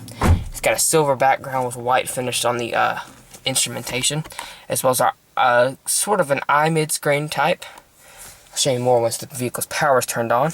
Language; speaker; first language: English; native; English